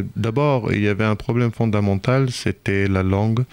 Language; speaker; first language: French; non-native, fluent; Hebrew